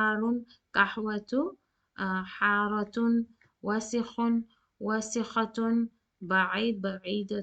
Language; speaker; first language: Arabic; non-native, fluent; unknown